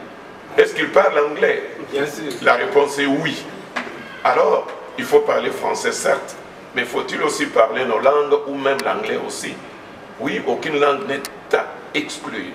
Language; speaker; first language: French; non-native, local second language; Lingala